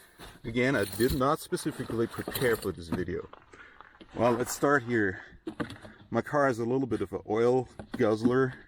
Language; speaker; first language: English; non-native, fluent; German